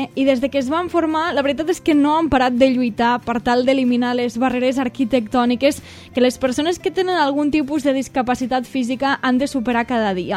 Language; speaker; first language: Catalan; native; Catalan